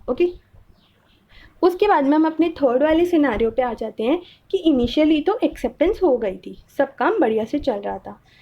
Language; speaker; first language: Hindi; native; Hindi